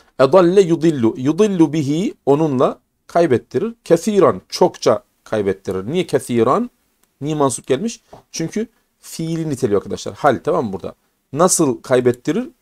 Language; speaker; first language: Turkish; native; Turkish